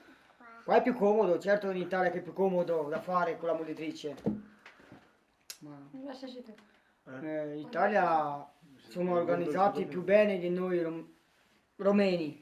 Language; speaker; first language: Italian; non-native, learner; Romanian